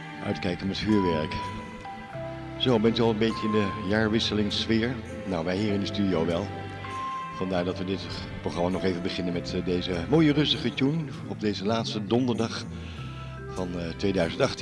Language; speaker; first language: Dutch; native; Dutch